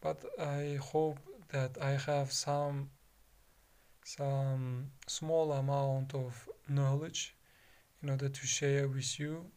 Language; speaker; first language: English; non-native, fluent; Kazakh